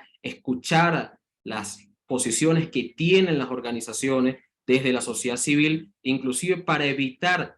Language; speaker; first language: Spanish; native; Spanish